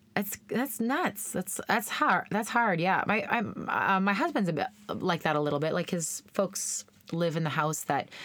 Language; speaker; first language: English; native; English